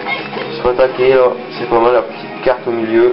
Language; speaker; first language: French; native; French